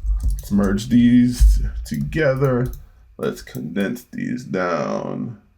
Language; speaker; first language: English; native; English